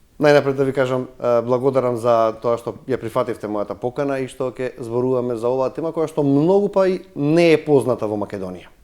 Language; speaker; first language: Macedonian; native; Macedonian